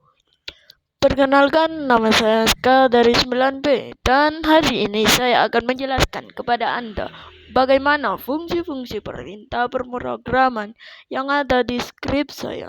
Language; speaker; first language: Indonesian; native; Indonesian